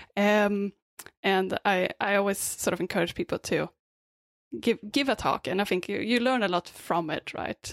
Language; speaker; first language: English; non-native, fluent; Swedish